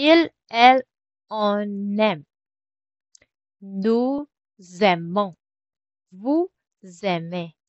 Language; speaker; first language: French; non-native, fluent; Filipino